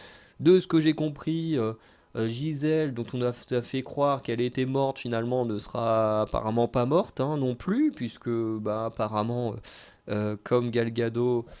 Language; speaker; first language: French; native; French